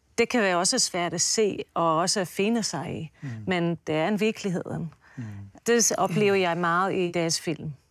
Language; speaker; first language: Danish; non-native, fluent; English